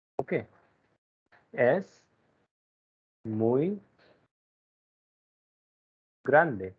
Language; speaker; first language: Spanish; non-native, fluent; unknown